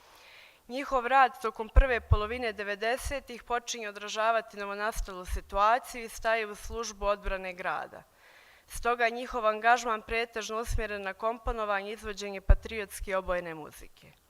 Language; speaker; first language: Bosnian; native; Bosnian